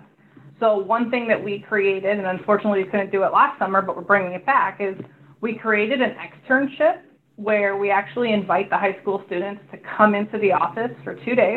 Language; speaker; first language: English; native; English